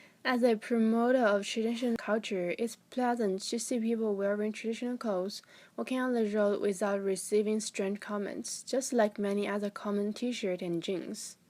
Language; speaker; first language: English; non-native, fluent; Chinese